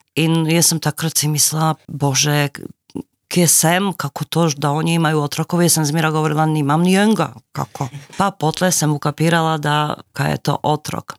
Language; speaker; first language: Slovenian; non-native, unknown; Slovak